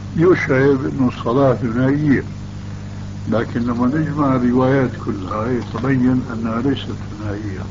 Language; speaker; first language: Arabic; early bilingual, other home language; Albanian